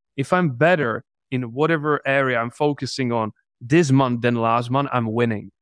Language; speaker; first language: English; non-native, fluent; Czech